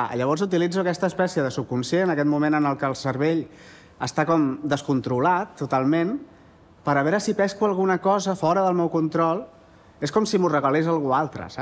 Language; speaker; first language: Catalan; native; Catalan